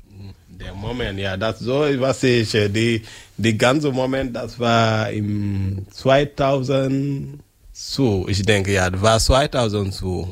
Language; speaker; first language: German; non-native, local second language; French